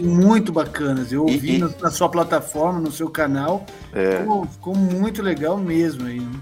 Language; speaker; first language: Portuguese; native; Portuguese